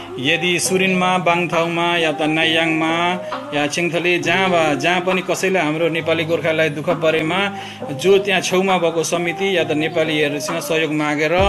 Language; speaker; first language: Nepali; early bilingual, heritage; Nepali